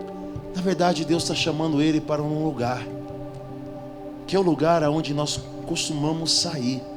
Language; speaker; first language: Portuguese; native; Portuguese